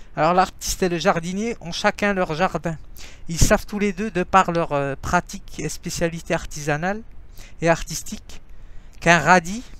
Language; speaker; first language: French; non-native, fluent; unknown